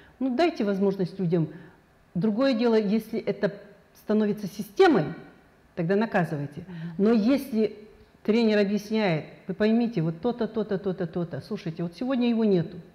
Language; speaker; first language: Russian; non-native, local second language; Kazakh